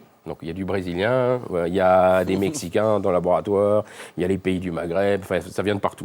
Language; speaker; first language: French; native; French